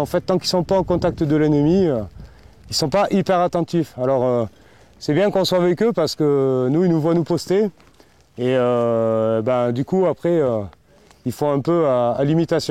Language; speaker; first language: French; native; French